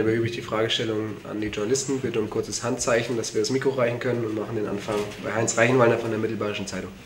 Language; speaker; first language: German; native; German